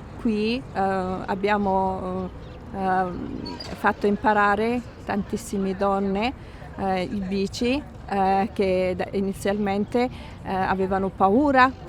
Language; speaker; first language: Italian; non-native, fluent; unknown